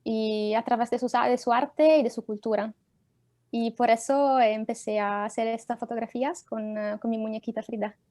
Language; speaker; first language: Spanish; non-native, fluent; Italian